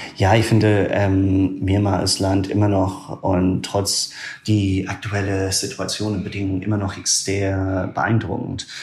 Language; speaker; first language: German; non-native, fluent; English